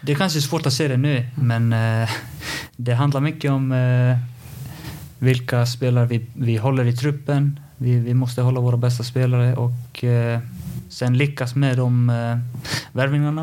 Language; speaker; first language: Swedish; non-native, fluent; Icelandic